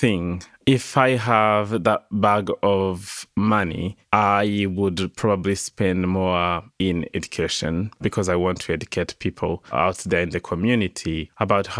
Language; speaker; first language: English; non-native, local second language; Kinyarwanda